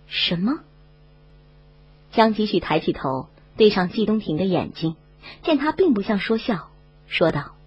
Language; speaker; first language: Chinese; native; Chinese